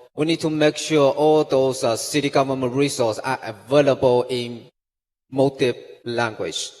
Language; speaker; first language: English; non-native, fluent; Chinese